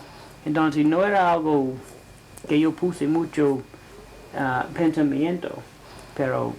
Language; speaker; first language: Spanish; non-native, fluent; English